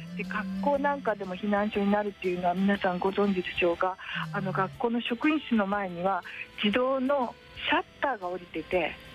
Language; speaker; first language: Japanese; native; Japanese